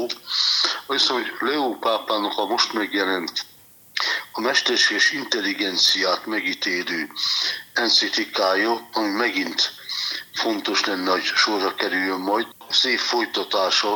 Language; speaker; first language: Hungarian; native; Hungarian